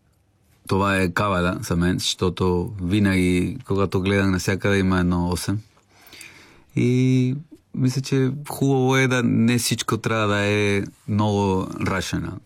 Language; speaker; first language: Bulgarian; non-native, learner; Spanish